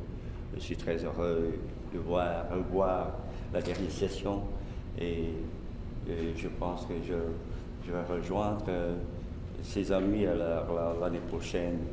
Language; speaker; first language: French; non-native, learner; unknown